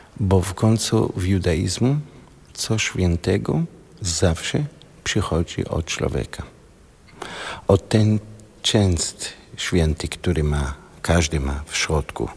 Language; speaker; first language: Polish; non-native, learner; Hebrew